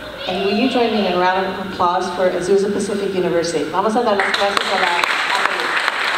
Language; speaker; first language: English; native; English